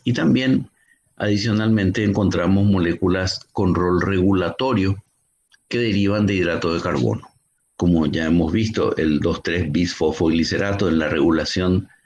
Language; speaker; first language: Spanish; native; Spanish